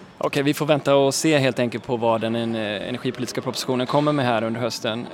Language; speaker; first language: Swedish; native; Swedish